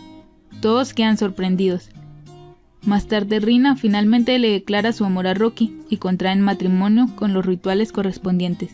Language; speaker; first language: Spanish; native; Spanish